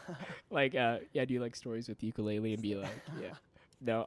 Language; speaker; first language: English; native; English